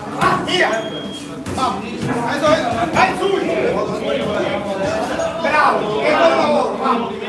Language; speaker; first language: Italian; non-native, fluent; Spanish